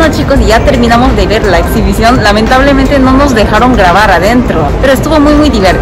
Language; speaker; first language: Spanish; non-native, fluent; Korean